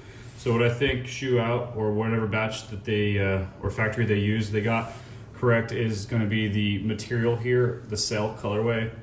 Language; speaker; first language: English; native; English